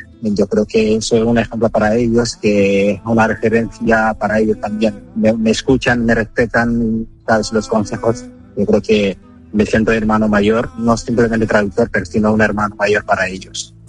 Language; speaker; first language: Spanish; non-native, fluent; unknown